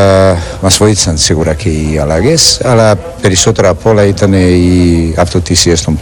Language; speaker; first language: Greek; non-native, fluent; Serbian